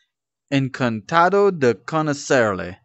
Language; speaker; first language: Spanish; non-native, learner; English